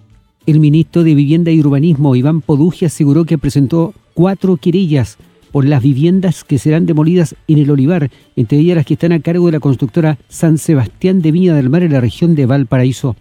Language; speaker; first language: Spanish; native; Spanish